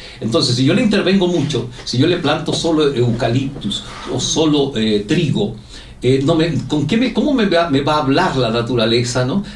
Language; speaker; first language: Spanish; native; Spanish